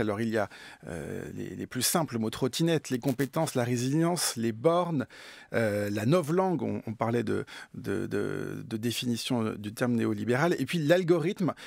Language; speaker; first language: French; native; French